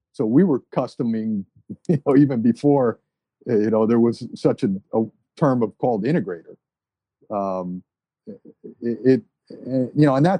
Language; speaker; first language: English; native; English